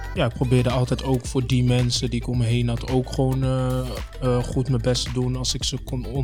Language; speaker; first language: Dutch; early bilingual, other home language; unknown